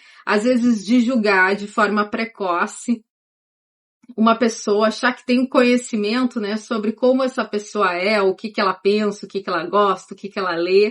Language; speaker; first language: Portuguese; native; Portuguese